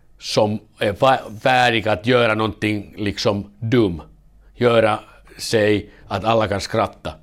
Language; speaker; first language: Swedish; non-native, learner; Finnish